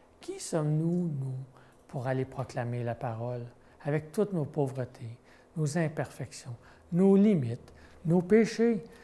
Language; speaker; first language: French; native; French